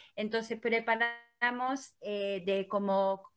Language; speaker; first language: Spanish; non-native, learner; Korean